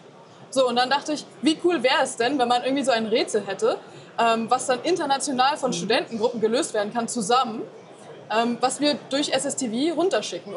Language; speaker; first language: German; native; German